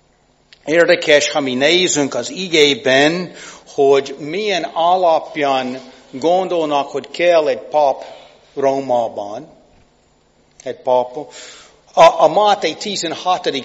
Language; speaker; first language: Hungarian; non-native, fluent; English